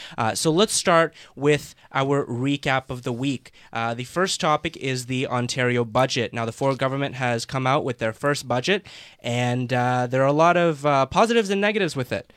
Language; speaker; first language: English; native; English